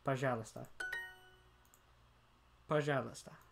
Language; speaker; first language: Russian; non-native, learner; English